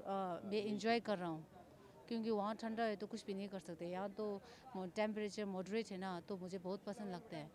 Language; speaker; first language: Hindi; non-native, local second language; Tibetan